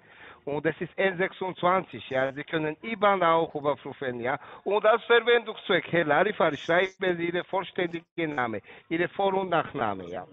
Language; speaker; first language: German; non-native, learner; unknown